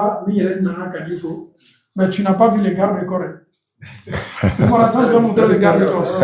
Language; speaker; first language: French; non-native, local second language; Bambara